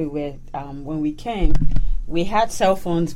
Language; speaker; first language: English; non-native, local second language; Yoruba